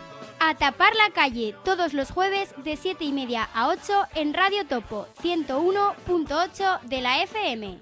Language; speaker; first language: Spanish; native; Spanish